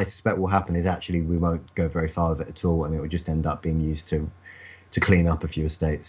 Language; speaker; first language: English; native; English